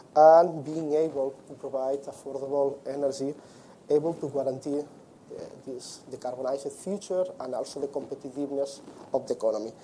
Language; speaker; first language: English; non-native, fluent; Spanish